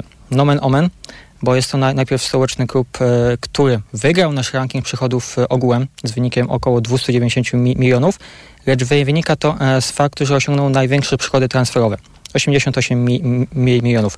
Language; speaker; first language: Polish; native; Polish